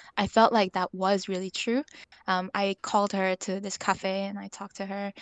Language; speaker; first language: English; early bilingual, other home language; Korean